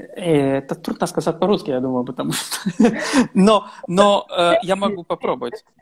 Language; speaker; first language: Russian; non-native, learner; Italian